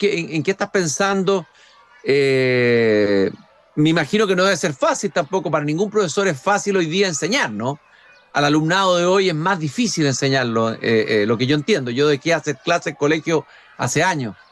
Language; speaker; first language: Spanish; native; Spanish